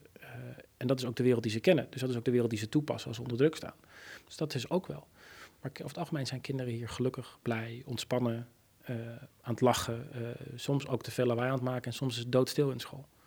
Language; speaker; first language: Dutch; native; Dutch